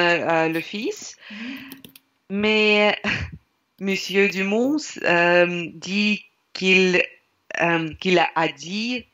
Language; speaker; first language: French; non-native, learner; Russian